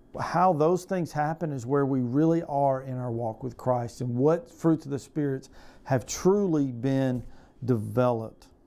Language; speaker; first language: English; native; English